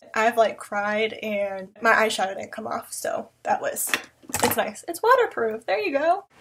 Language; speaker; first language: English; native; English